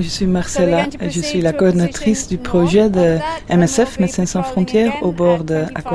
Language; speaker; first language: French; non-native, fluent; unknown